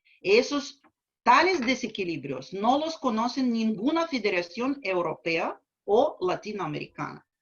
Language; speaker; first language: Spanish; non-native, fluent; Russian